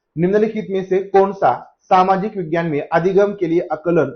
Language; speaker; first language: Hindi; non-native, local second language; Marathi